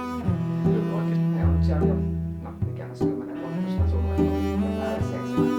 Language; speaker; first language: Finnish; native; Finnish